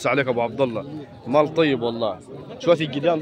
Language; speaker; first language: Arabic; native; Arabic